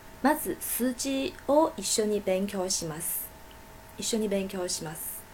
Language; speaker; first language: Japanese; non-native, fluent; Chinese